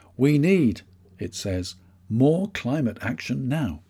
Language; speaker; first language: English; native; English